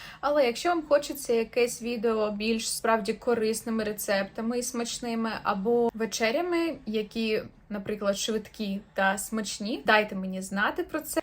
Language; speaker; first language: Ukrainian; non-native, local second language; Russian